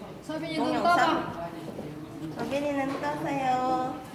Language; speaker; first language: Korean; non-native, learner; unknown